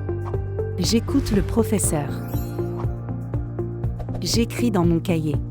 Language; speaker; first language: French; non-native, local second language; Malagasy